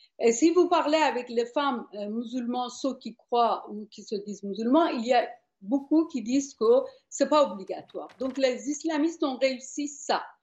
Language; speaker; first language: French; non-native, fluent; Persian